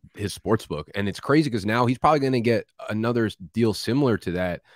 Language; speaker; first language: English; native; English